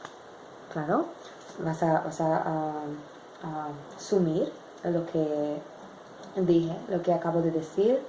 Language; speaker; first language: Spanish; non-native, learner; English